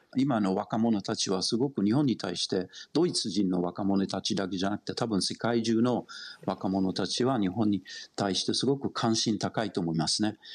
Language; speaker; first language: Japanese; non-native, fluent; German